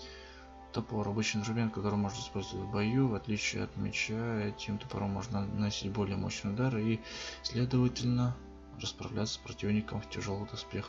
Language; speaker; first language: Russian; native; Russian